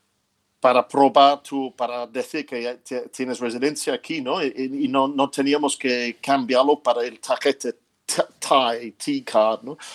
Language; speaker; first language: Spanish; non-native, fluent; English